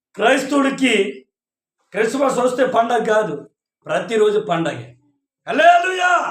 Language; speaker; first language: Telugu; non-native, local second language; Koya